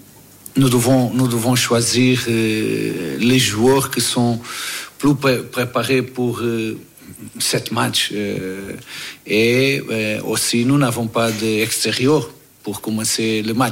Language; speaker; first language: French; non-native, fluent; Portuguese